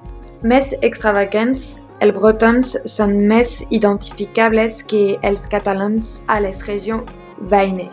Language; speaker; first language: Catalan; non-native, learner; French